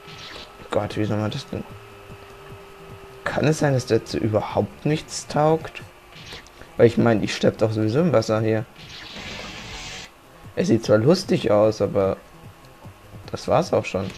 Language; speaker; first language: German; native; German